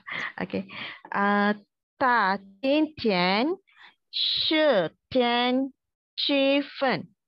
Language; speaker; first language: Chinese; non-native, learner; Malay